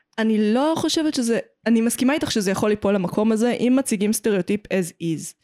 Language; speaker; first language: Hebrew; native; Hebrew